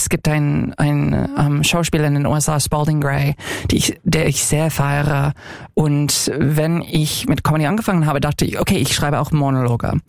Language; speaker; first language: German; non-native, fluent; English